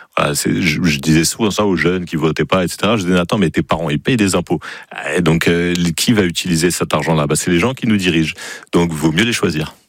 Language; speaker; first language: French; native; French